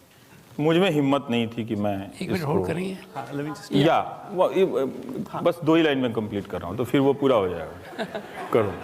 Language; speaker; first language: Hindi; native; Hindi